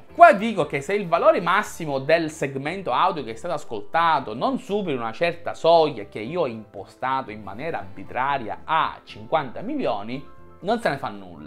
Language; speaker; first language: Italian; native; Italian